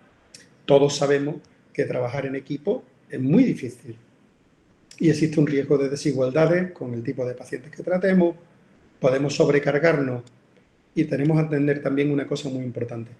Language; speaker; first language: Spanish; native; Spanish